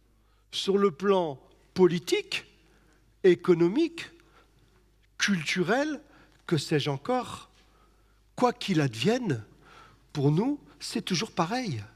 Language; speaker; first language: French; native; French